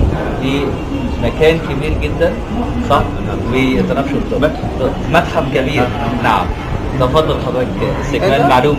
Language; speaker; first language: Arabic; native; Arabic